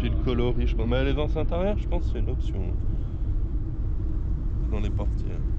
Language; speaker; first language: French; native; French